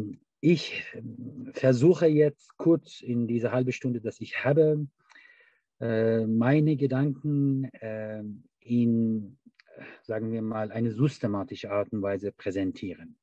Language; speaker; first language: German; non-native, fluent; Persian